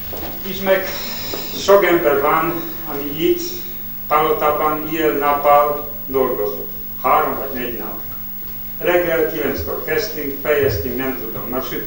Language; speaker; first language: Hungarian; non-native, learner; Polish